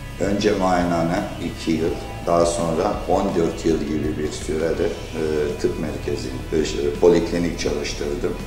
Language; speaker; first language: Turkish; early bilingual, heritage; Turkish